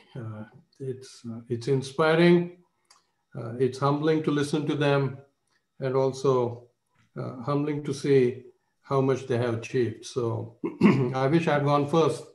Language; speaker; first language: English; non-native, local second language; Marathi